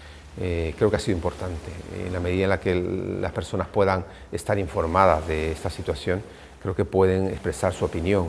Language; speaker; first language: Spanish; native; Spanish